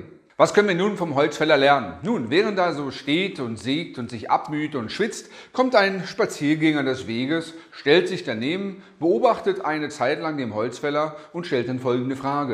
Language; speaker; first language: German; native; German